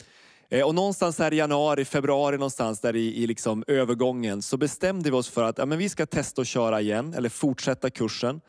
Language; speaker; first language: Swedish; native; Swedish